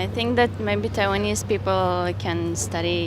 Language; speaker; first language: English; non-native, fluent; Hebrew